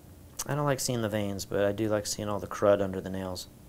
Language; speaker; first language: English; native; English